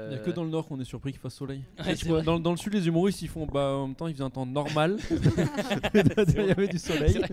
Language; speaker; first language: French; native; French